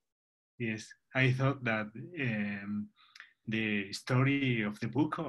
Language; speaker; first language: English; non-native, learner; Spanish